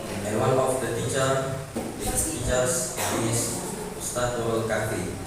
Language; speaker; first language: English; non-native, learner; Indonesian